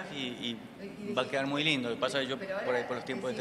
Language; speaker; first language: Spanish; native; Spanish